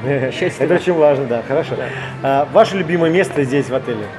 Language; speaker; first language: Russian; native; Russian